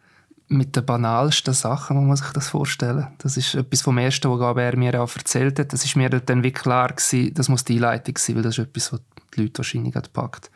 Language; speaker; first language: German; native; German